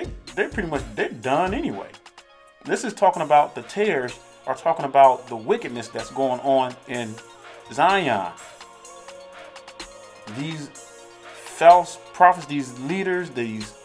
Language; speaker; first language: English; native; English